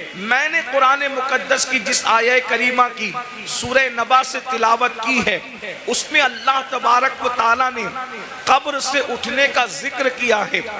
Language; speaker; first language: Urdu; native; Urdu